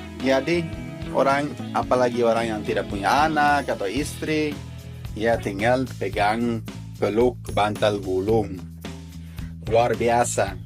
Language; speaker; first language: Indonesian; non-native, fluent; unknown